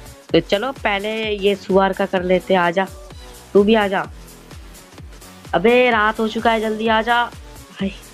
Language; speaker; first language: Hindi; non-native, learner; Bangla